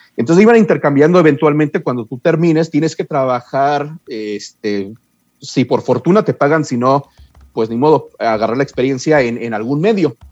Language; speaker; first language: Spanish; early bilingual, heritage; Spanish